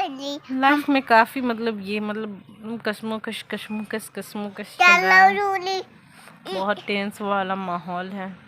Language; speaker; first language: Hindi; native; Hindi